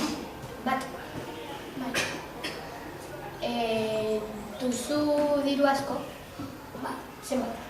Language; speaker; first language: Basque; non-native, local second language; Spanish